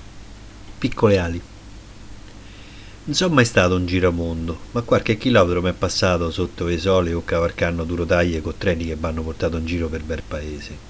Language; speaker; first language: Italian; native; Italian